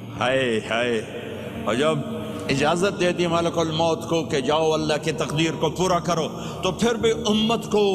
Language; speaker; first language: Urdu; non-native, local second language; Punjabi